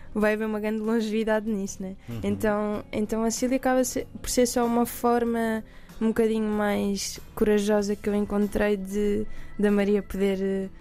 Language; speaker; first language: Portuguese; native; Portuguese